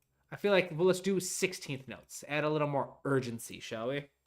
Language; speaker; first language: English; native; English